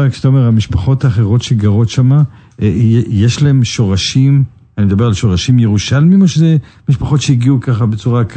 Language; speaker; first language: Hebrew; native; Hebrew